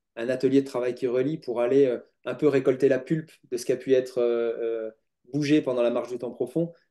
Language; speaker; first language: French; native; French